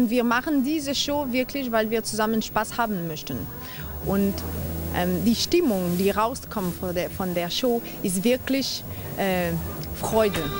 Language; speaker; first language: German; non-native, learner; French